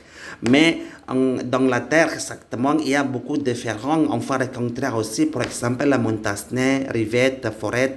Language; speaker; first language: French; non-native, learner; Indonesian